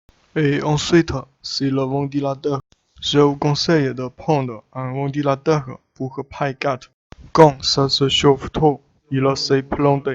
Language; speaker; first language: French; non-native, learner; Chinese